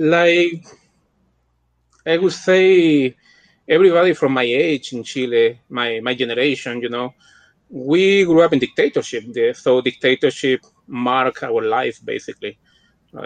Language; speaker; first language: English; non-native, fluent; Spanish